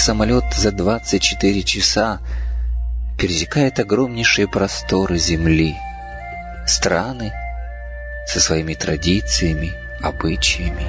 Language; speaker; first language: Russian; native; Russian